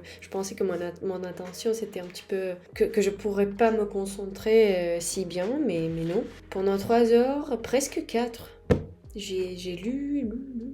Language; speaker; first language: French; non-native, fluent; Spanish